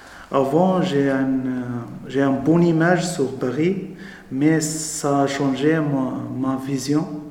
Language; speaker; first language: French; non-native, learner; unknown